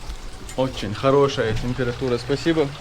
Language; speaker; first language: Russian; non-native, local second language; Chechen